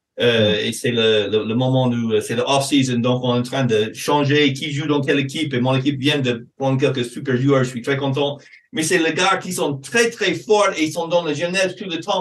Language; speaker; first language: French; non-native, fluent; English